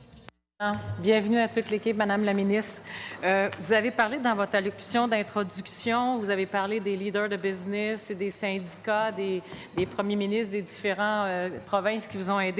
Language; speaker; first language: French; native; French